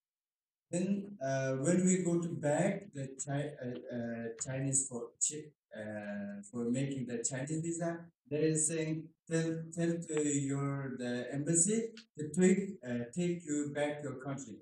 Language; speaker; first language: English; non-native, learner; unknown